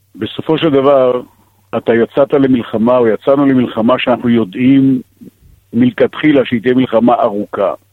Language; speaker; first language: Hebrew; native; Hebrew